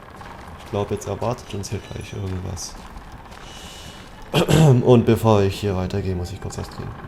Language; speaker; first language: German; native; German